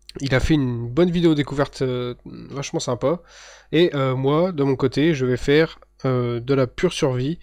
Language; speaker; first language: French; native; French